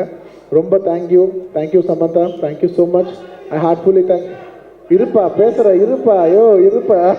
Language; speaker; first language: Tamil; non-native, fluent; Telugu